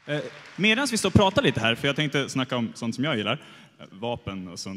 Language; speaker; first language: Swedish; native; Swedish